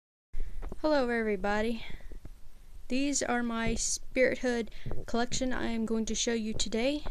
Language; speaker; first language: English; native; English